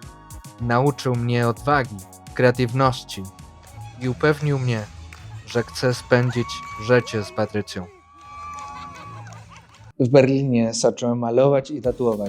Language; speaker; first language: Polish; non-native, fluent; Spanish